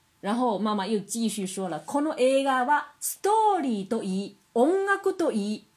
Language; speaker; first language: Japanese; non-native, fluent; Chinese